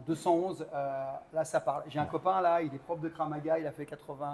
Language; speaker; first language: French; native; French